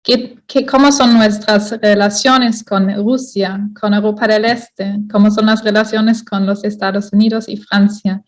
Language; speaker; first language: Spanish; non-native, fluent; German